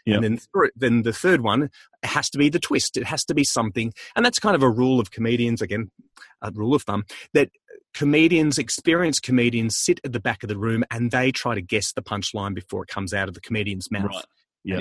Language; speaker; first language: English; native; English